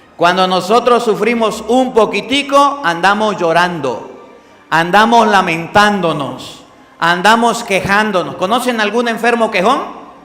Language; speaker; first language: Spanish; native; Spanish